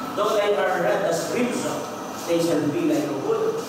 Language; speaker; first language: English; non-native, local second language; Filipino